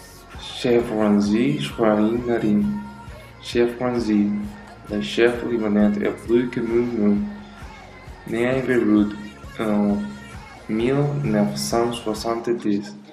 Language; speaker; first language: French; non-native, learner; Spanish